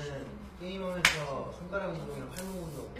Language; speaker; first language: Korean; native; Korean